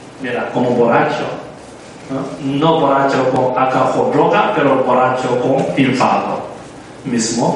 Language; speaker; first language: Spanish; non-native, learner; Tibetan